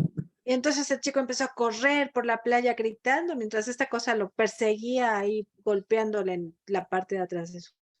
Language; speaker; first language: Spanish; native; Spanish